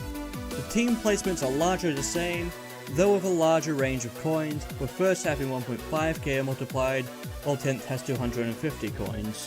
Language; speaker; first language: English; native; English